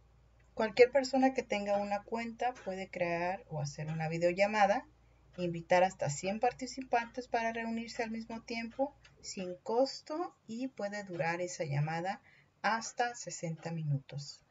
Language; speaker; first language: Spanish; native; Spanish